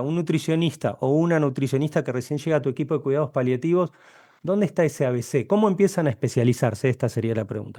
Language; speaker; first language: Spanish; native; Spanish